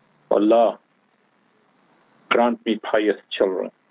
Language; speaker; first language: English; native; English